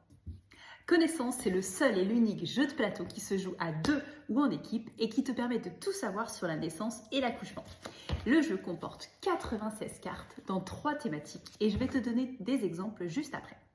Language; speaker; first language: French; native; French